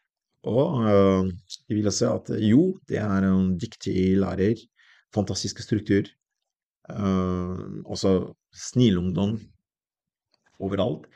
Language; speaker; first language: Norwegian; non-native, fluent; French